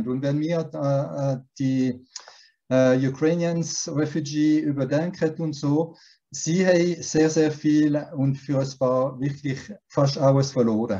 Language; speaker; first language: German; early bilingual, heritage; German